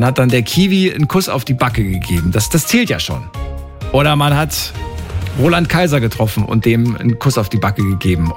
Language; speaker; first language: German; native; German